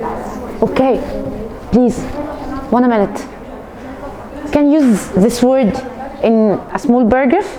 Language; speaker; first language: English; non-native, fluent; Arabic